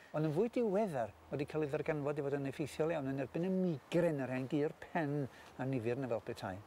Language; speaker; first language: Welsh; native; Welsh